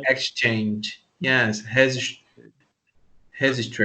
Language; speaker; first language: English; non-native, learner; Portuguese